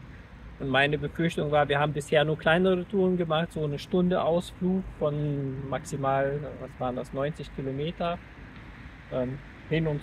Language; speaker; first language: German; native; German